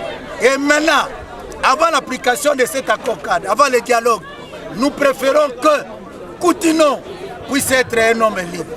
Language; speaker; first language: French; non-native, local second language; Lingala